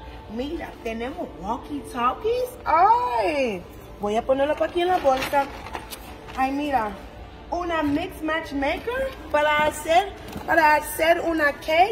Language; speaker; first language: Spanish; early bilingual, heritage; English